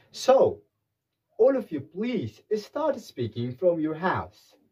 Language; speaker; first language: English; non-native, local second language; Amharic